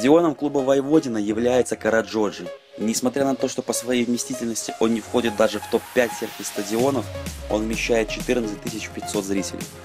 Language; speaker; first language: Russian; native; Russian